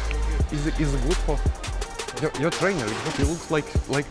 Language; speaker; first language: English; non-native, learner; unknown